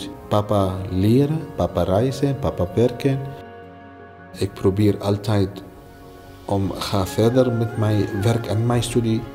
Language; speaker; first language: Dutch; non-native, learner; Arabic